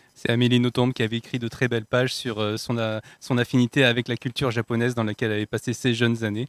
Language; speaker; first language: French; native; French